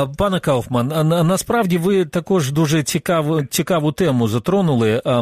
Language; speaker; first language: Ukrainian; native; Ukrainian